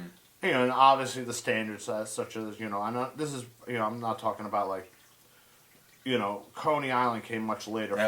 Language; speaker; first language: English; native; English